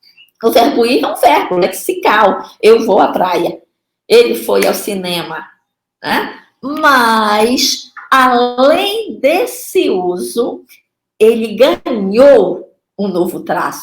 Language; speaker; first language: Portuguese; native; Portuguese